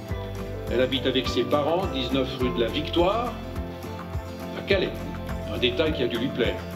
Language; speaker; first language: French; native; French